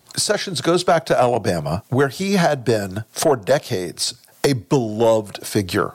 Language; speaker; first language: English; native; English